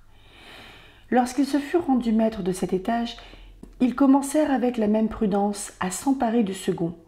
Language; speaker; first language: French; native; French